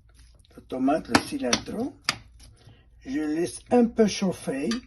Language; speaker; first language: French; non-native, fluent; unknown